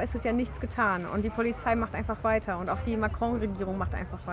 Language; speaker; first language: German; native; German